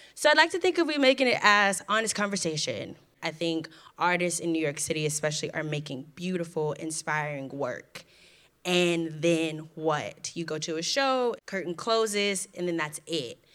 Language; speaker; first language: English; native; English